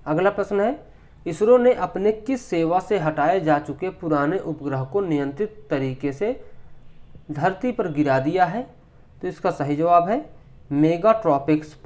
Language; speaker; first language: Hindi; native; Hindi